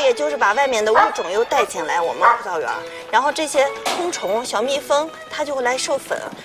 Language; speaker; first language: Chinese; native; Chinese